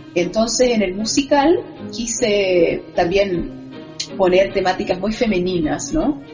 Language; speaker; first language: Spanish; early bilingual, other home language; Portuguese